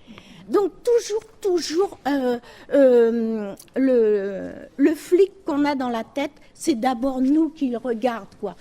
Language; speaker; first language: French; native; French